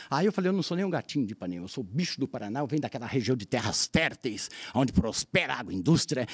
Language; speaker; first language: Portuguese; native; Portuguese